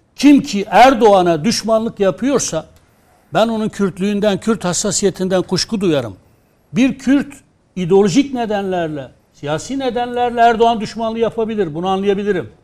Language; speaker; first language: Turkish; non-native, local second language; Kurdish